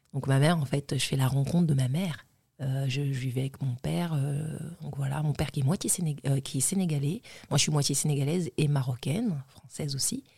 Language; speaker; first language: French; early bilingual, other home language; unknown